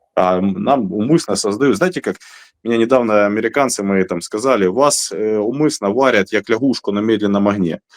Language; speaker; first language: Russian; native; Russian